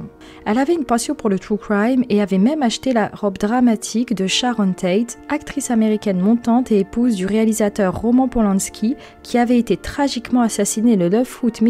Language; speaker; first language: French; native; French